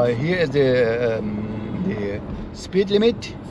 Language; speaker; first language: English; non-native, learner; Turkish